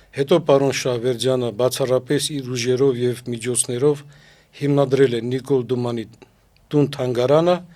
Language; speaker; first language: Armenian; native; Armenian